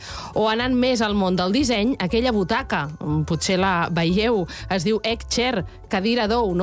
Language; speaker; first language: Catalan; native; Catalan